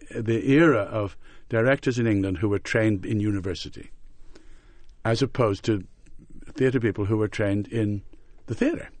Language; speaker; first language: English; native; English